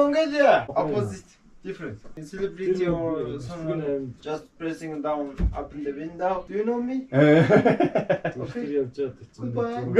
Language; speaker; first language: English; non-native, learner; Mongolian